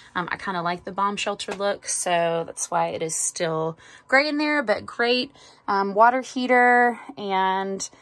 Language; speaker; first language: English; native; English